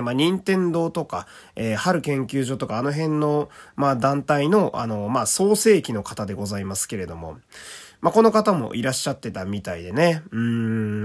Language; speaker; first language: Japanese; native; Japanese